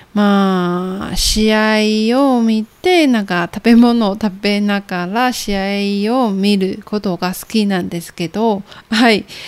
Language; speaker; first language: Japanese; non-native, fluent; Chinese